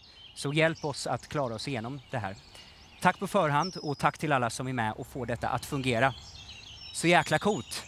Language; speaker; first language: Swedish; native; Swedish